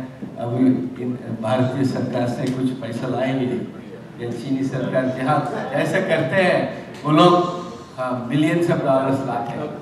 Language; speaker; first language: Hindi; non-native, local second language; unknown